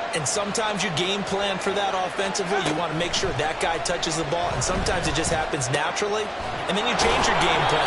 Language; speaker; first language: English; native; English